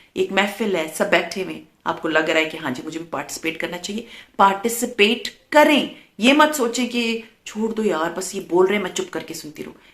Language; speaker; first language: Urdu; native; Urdu